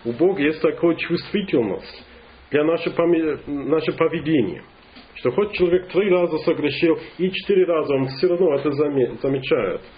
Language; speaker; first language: Russian; non-native, fluent; English